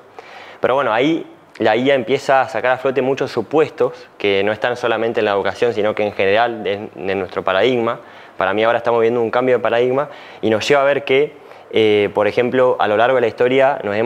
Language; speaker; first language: Spanish; native; Spanish